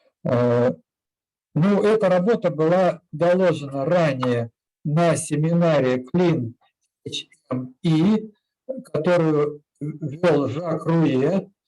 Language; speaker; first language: Russian; native; Russian